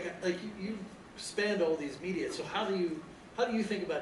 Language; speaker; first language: English; native; English